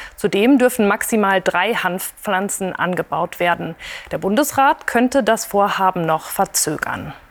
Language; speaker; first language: German; native; German